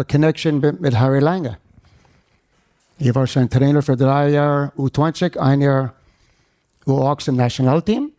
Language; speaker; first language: German; non-native, fluent; English